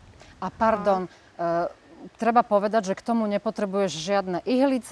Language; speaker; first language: Slovak; native; Slovak